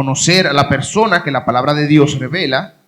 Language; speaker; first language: Spanish; native; Spanish